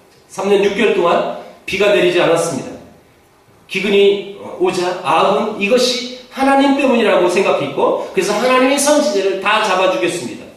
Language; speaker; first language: Korean; native; Korean